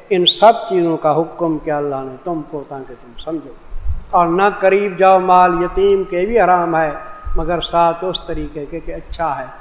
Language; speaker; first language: Urdu; non-native, local second language; Saraiki